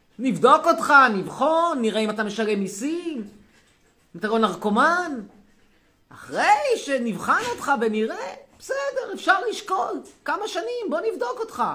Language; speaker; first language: Hebrew; native; Hebrew